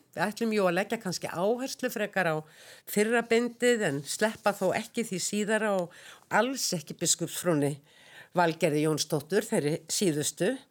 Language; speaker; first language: Icelandic; native; Icelandic